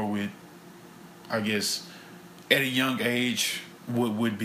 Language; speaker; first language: English; native; English